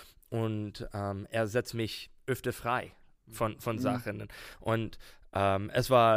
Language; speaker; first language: German; non-native, learner; English